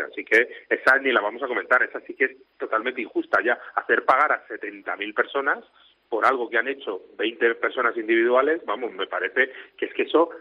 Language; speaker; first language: Spanish; native; Spanish